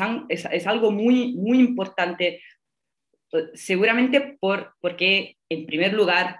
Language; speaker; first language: Spanish; non-native, fluent; Italian